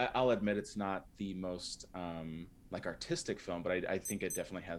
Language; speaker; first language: English; native; English